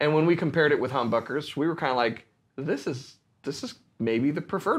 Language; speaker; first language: English; native; English